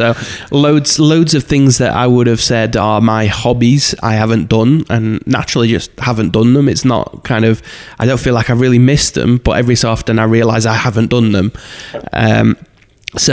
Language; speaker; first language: English; native; English